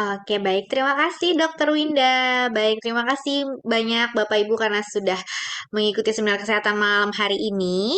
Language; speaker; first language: Indonesian; native; Indonesian